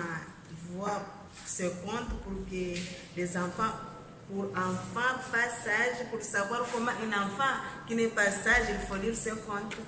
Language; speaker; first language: French; non-native, learner; Comorian